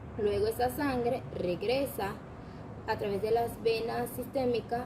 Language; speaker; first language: Spanish; native; Spanish